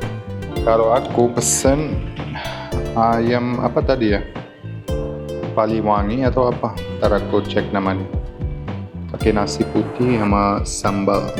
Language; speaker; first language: Indonesian; non-native, fluent; Arabic